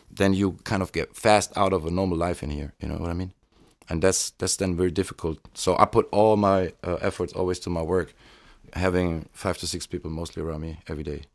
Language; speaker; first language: English; non-native, fluent; German